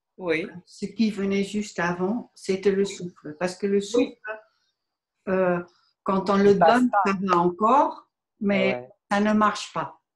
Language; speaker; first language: French; non-native, fluent; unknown